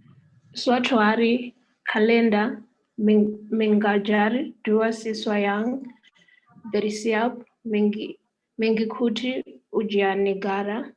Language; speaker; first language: Indonesian; non-native, learner; English